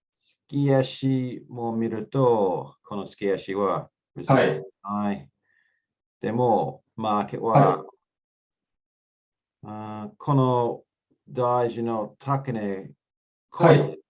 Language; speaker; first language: Japanese; non-native, learner; English